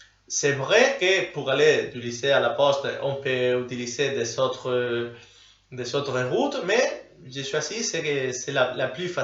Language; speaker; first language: French; non-native, learner; Spanish